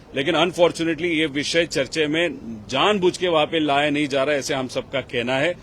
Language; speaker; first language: Hindi; non-native, local second language; Marathi